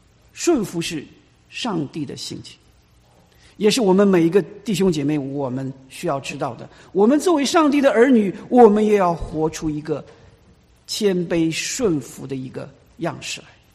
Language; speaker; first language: Chinese; native; Chinese